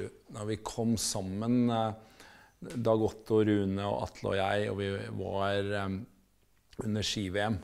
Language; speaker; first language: Norwegian; native; Norwegian